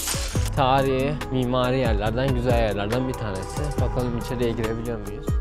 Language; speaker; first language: Turkish; native; Turkish